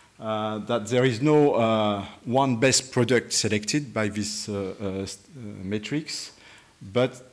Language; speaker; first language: English; non-native, fluent; French